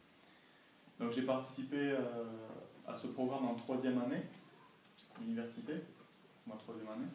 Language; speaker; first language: French; native; French